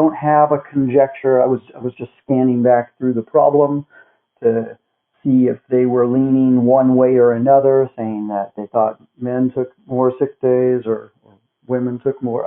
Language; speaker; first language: English; native; English